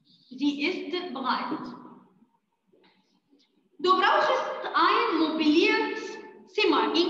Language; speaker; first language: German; non-native, fluent; Arabic